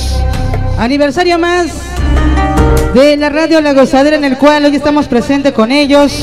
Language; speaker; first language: Spanish; native; Spanish